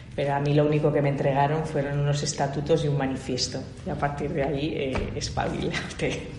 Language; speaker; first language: Spanish; native; Spanish